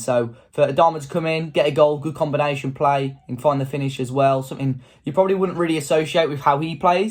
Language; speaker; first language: English; native; English